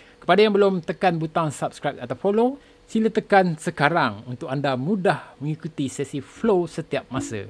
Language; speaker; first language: Malay; native; Malay